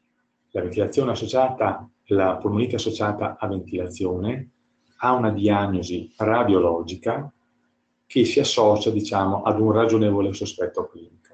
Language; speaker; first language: Italian; native; Italian